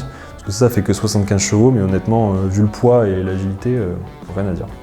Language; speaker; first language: French; native; French